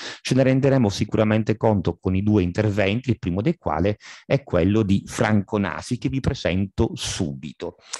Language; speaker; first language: Italian; native; Italian